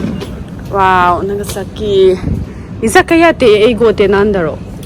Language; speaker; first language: Japanese; non-native, learner; Mizo